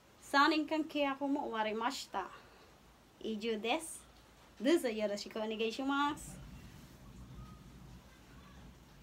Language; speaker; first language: Japanese; non-native, learner; Filipino